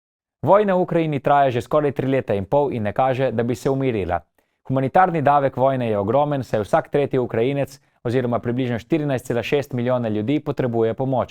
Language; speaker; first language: Slovenian; native; Slovenian